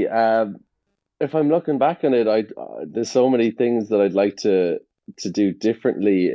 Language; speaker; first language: English; native; English